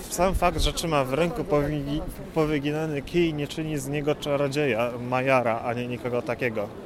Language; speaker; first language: Polish; native; Polish